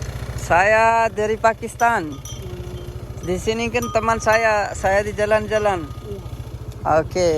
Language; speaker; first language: Indonesian; non-native, learner; Urdu